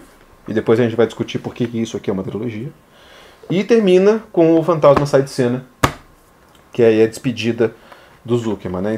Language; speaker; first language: Portuguese; native; Portuguese